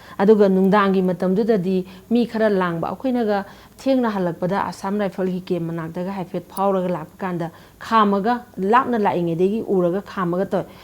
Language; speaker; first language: Manipuri; native; Manipuri